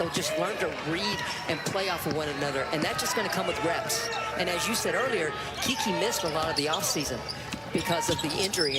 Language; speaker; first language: English; native; English